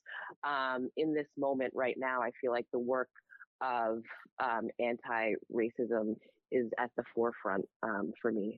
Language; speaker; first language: English; native; English